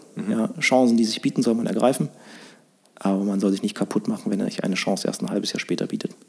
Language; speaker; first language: German; native; German